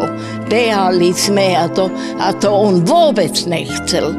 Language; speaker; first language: Slovak; non-native, fluent; German